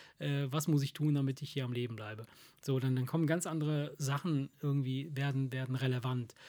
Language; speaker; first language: German; early bilingual, other home language; Italian